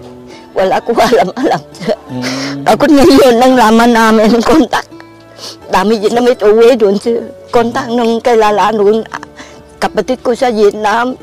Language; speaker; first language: Filipino; non-native, learner; Vietnamese